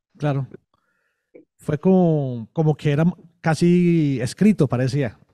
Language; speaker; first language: Spanish; native; Spanish